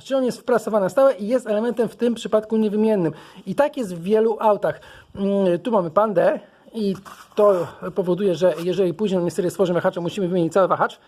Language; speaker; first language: Polish; native; Polish